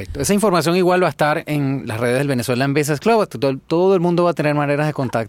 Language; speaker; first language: Spanish; native; Spanish